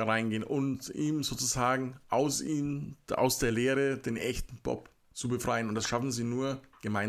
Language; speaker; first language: German; native; German